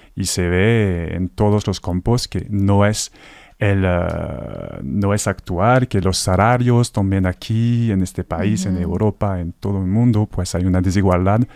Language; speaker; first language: Spanish; non-native, fluent; French